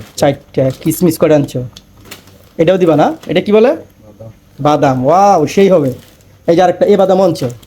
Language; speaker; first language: Bangla; native; Bangla